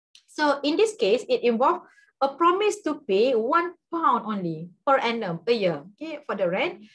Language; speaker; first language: English; non-native, local second language; Malay